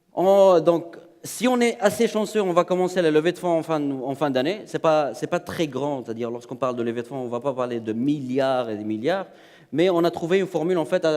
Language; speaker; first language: French; non-native, local second language; Arabic